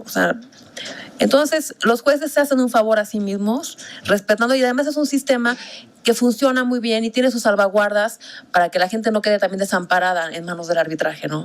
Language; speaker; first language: Spanish; native; Spanish